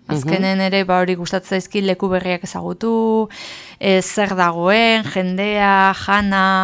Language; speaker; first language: Basque; native; Basque